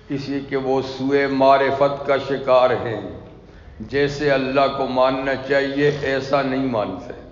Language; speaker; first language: Urdu; non-native, local second language; Pashto